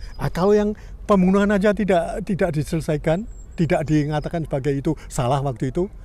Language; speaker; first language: Indonesian; native; Indonesian